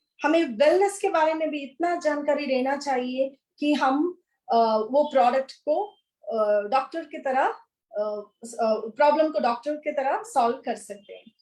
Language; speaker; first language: Hindi; non-native, local second language; Kannada